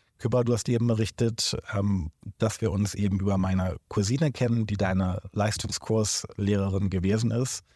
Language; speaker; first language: German; native; German